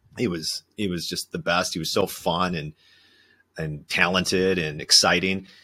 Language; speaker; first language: English; native; English